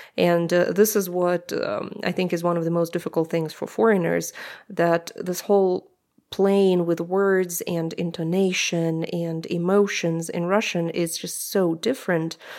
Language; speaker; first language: English; non-native, fluent; Russian